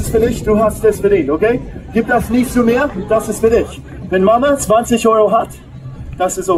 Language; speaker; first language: German; non-native, learner; English